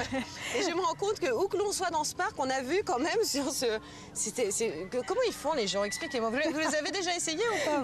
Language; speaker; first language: French; native; French